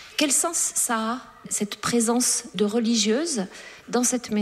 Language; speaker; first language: French; native; French